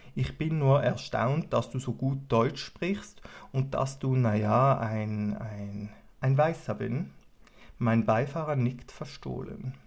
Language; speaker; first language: German; native; German